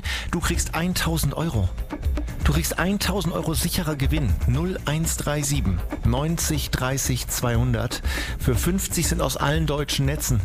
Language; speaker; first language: German; native; German